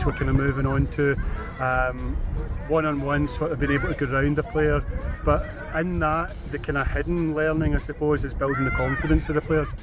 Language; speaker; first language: English; native; English